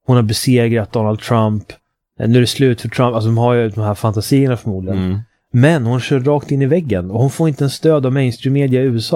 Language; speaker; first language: Swedish; native; Swedish